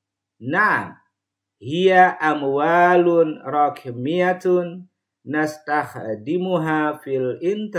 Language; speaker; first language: Arabic; non-native, fluent; Indonesian